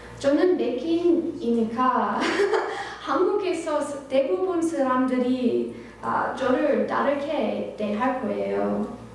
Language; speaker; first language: Korean; non-native, fluent; English